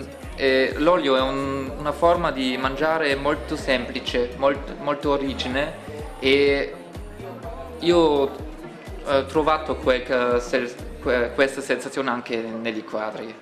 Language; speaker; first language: Italian; non-native, learner; German